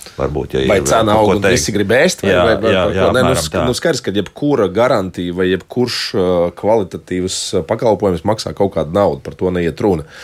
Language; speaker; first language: Latvian; native; Latvian